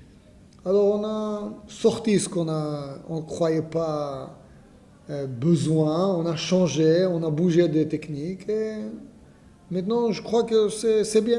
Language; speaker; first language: French; non-native, fluent; Hebrew